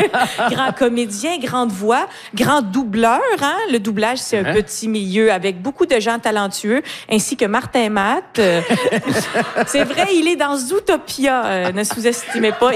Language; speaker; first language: French; native; French